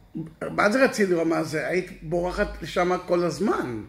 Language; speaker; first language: Hebrew; native; Hebrew